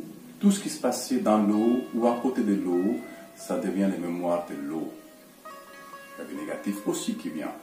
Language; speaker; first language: French; non-native, fluent; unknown